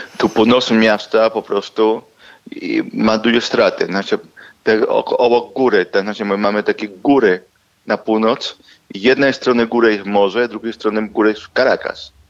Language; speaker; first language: Polish; non-native, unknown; Spanish